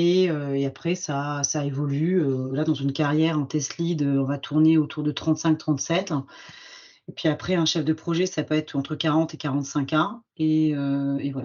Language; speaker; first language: French; native; French